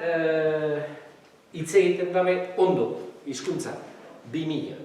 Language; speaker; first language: Basque; native; Basque